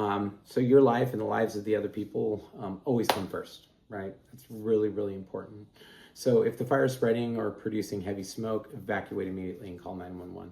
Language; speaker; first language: English; native; English